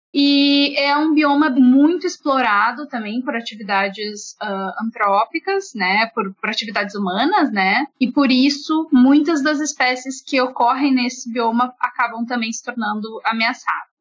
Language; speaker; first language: Portuguese; native; Portuguese